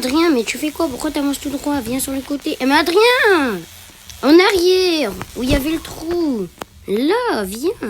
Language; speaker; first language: French; native; French